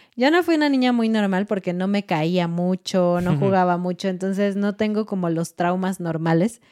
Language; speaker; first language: Spanish; native; Spanish